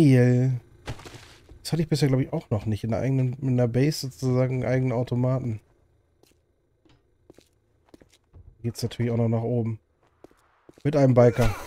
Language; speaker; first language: German; native; German